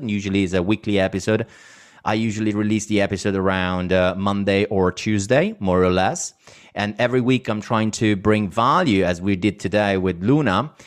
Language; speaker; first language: English; non-native, fluent; Italian